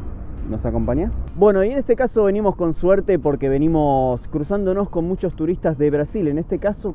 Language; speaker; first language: Spanish; native; Spanish